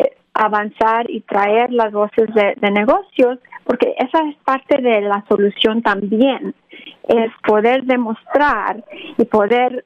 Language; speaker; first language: Spanish; early bilingual, other home language; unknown